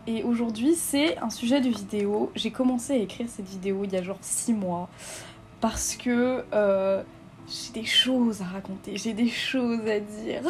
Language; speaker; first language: French; native; French